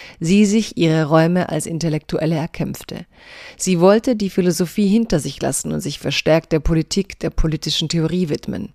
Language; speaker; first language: German; early bilingual, other home language; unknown